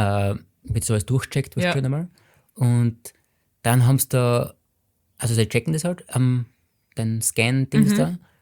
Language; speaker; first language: German; native; German